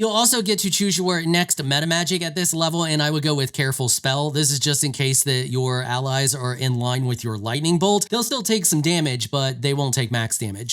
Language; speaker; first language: English; native; English